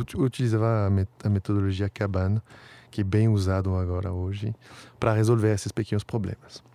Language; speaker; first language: Portuguese; non-native, fluent; French